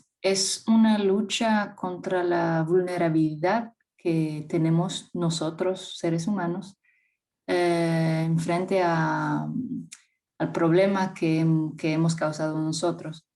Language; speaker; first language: Spanish; non-native, fluent; French